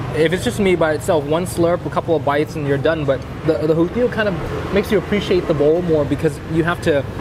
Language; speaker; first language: English; early bilingual, other home language; Vietnamese